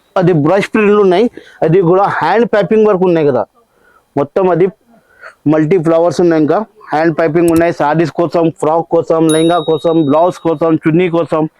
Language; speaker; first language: Telugu; non-native, local second language; Urdu